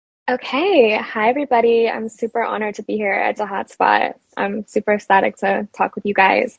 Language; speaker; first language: English; native; English